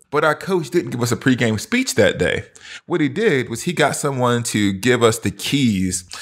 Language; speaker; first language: English; native; English